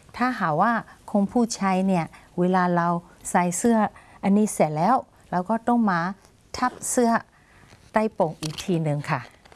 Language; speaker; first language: Thai; non-native, fluent; Burmese